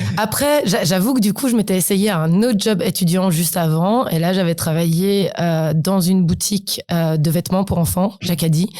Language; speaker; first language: French; early bilingual, other home language; Polish